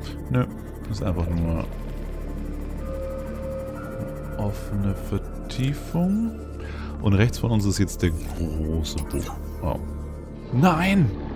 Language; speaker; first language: German; native; German